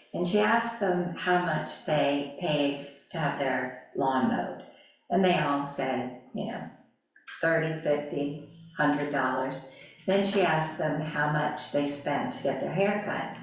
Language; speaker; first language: English; native; English